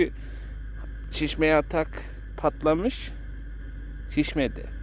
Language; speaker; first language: Turkish; native; Turkish